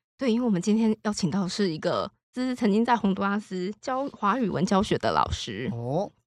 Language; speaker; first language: Chinese; native; Chinese